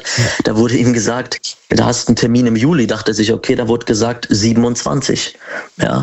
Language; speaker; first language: German; native; German